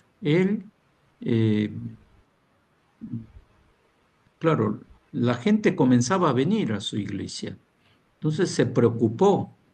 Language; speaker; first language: Spanish; non-native, fluent; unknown